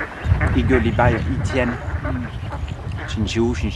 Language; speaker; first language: Chinese; non-native, learner; French